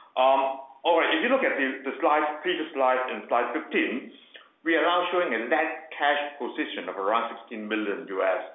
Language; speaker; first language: English; non-native, local second language; Chinese